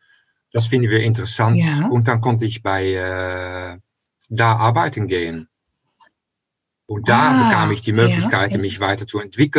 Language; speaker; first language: German; non-native, fluent; Dutch